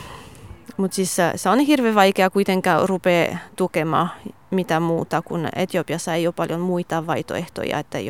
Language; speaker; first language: Finnish; non-native, fluent; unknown